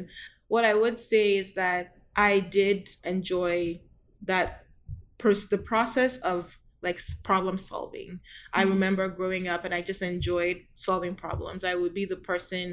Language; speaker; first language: English; non-native, local second language; Igbo